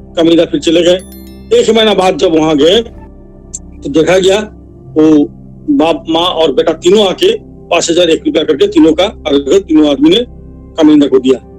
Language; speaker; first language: Hindi; non-native, local second language; Assamese